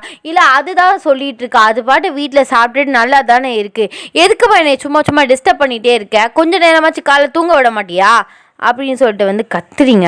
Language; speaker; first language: Tamil; native; Tamil